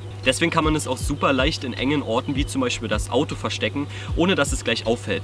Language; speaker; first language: German; native; German